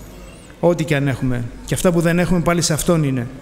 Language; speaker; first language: Greek; native; Greek